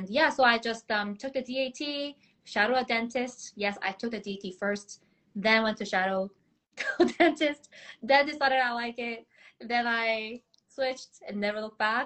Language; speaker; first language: English; native; English